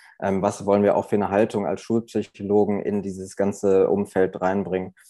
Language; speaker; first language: German; early bilingual, other home language; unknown